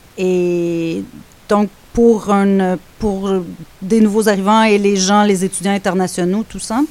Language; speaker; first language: French; native; French